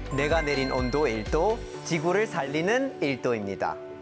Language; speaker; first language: Korean; non-native, fluent; English